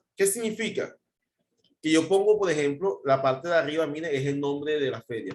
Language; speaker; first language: Spanish; native; Spanish